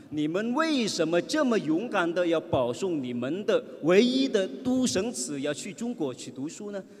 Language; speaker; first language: Chinese; non-native, fluent; Indonesian